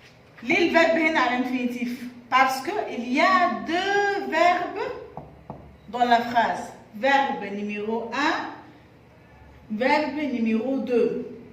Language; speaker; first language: French; non-native, fluent; Arabic